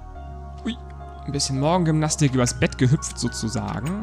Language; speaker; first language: German; native; German